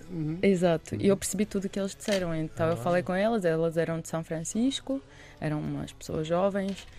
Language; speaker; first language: Portuguese; non-native, fluent; Russian